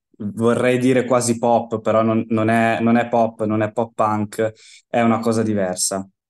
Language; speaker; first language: Italian; native; Italian